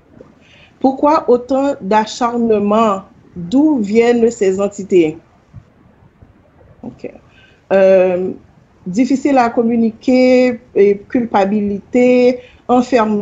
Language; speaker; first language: French; non-native, local second language; Haitian Creole